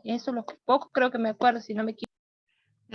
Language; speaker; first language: Spanish; native; Spanish